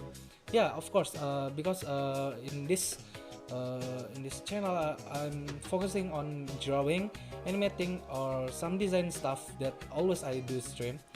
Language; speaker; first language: English; non-native, learner; Indonesian